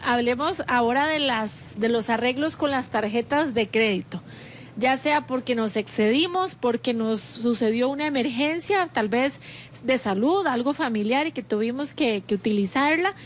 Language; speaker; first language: Spanish; native; Spanish